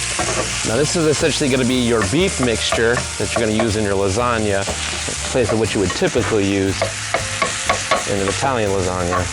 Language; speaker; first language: English; native; English